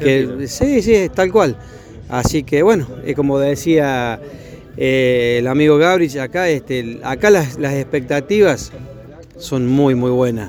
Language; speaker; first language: Spanish; native; Spanish